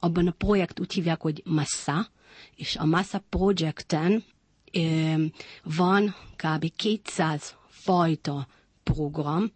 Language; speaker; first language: Hungarian; early bilingual, heritage; Hungarian